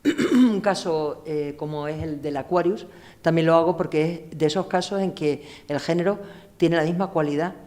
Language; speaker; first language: Spanish; native; Spanish